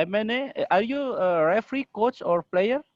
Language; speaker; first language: English; non-native, learner; Indonesian